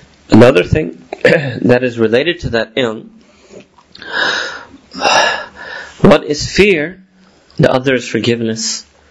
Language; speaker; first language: English; early bilingual, other home language; Urdu